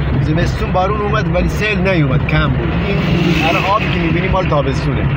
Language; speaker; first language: Persian; non-native, local second language; Baluchi